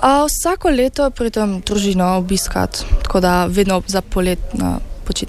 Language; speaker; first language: Slovenian; early bilingual, heritage; Slovenian